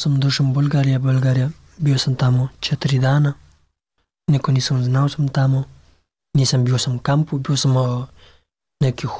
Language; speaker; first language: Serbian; non-native, learner; Pashto